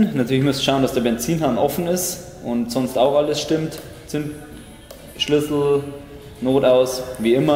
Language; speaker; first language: German; native; German